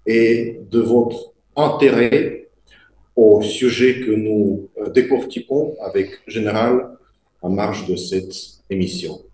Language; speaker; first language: French; non-native, fluent; Russian